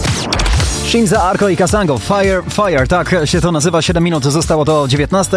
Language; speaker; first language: Polish; native; Polish